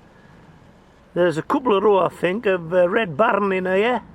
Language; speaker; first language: English; native; English